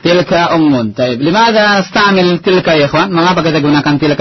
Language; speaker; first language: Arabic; non-native, fluent; Indonesian